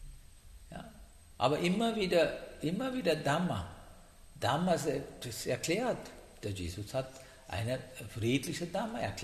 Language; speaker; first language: German; non-native, learner; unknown